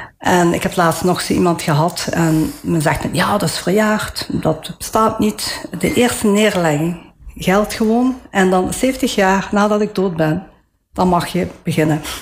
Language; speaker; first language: Dutch; early bilingual, other home language; Italian